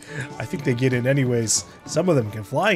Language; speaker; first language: English; native; English